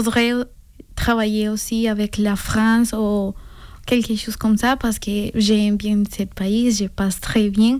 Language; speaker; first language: French; non-native, learner; Spanish